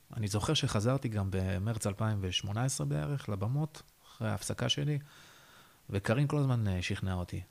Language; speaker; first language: Hebrew; native; Hebrew